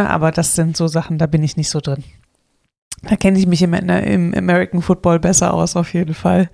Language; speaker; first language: German; native; German